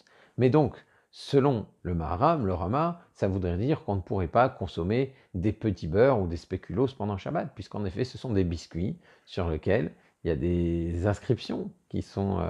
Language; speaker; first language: French; native; French